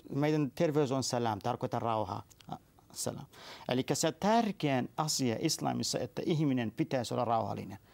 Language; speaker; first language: Finnish; non-native, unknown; Arabic